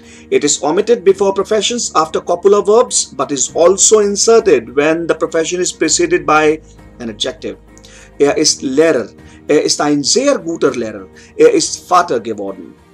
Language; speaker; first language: English; non-native, local second language; Hindi